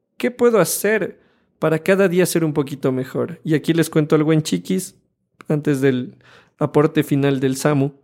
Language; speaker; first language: Spanish; native; Spanish